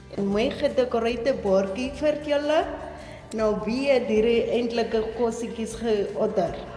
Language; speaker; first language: Afrikaans; non-native, local second language; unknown